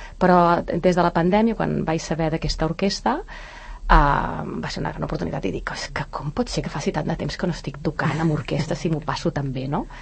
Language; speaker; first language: Catalan; native; Catalan